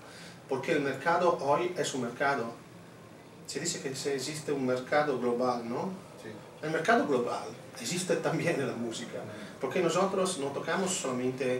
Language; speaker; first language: Spanish; non-native, fluent; Italian